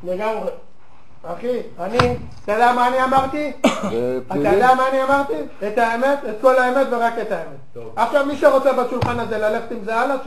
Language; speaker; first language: Hebrew; native; Hebrew